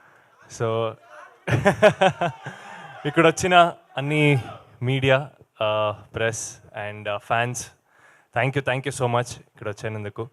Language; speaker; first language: Telugu; non-native, learner; Kannada